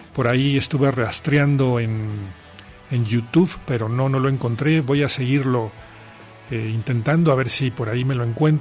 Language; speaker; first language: Spanish; native; Spanish